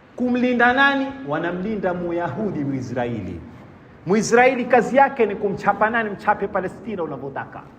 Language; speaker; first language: Swahili; native; Swahili